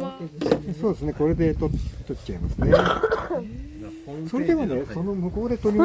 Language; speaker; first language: Japanese; native; Japanese